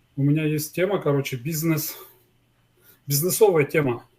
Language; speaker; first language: Russian; native; Russian